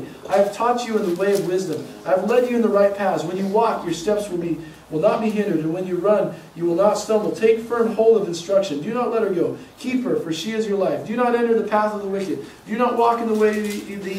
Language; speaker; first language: English; native; English